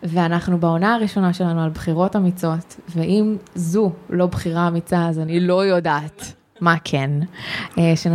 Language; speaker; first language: Hebrew; native; Hebrew